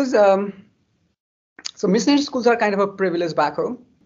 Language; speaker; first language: English; non-native, local second language; Nepali